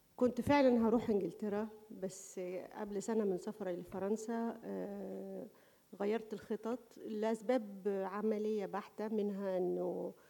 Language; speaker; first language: Arabic; native; Arabic